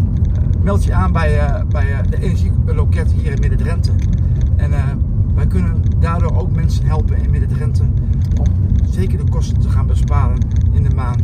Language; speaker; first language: Dutch; native; Dutch